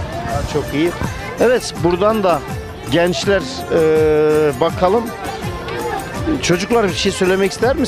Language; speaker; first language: Turkish; native; Turkish